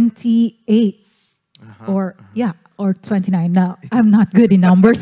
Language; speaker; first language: English; non-native, local second language; Cebuano